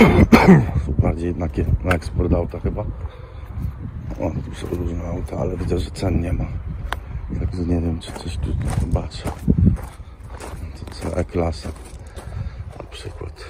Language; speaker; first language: Polish; native; Polish